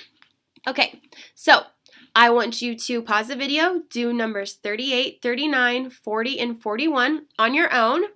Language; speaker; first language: English; native; English